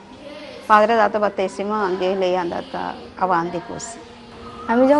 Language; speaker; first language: Italian; non-native, learner; Malayalam